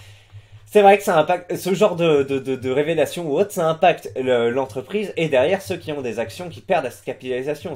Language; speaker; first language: French; native; French